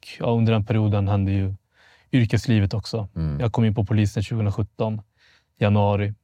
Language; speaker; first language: Swedish; early bilingual, other home language; Amharic